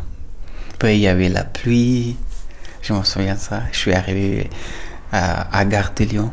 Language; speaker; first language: French; non-native, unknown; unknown